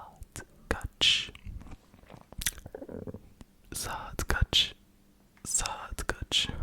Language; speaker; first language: Turkish; early bilingual, heritage; Turkish